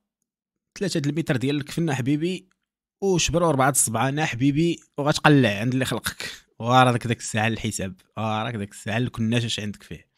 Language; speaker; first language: Arabic; native; Arabic